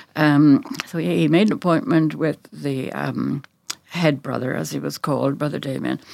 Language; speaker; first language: English; native; English